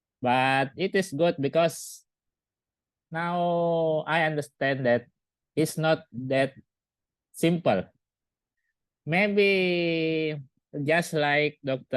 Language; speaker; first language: English; non-native, learner; Indonesian